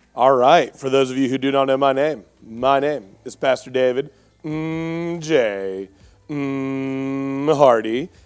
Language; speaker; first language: English; native; English